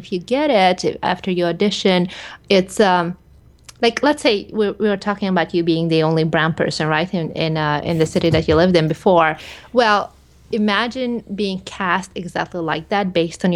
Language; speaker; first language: English; early bilingual, other home language; Hungarian